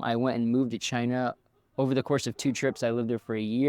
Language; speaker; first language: English; native; English